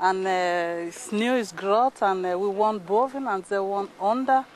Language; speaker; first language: Dutch; non-native, learner; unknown